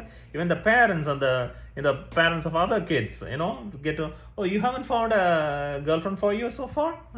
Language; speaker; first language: English; non-native, local second language; Tamil